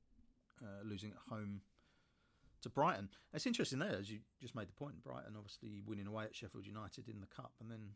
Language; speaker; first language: English; native; English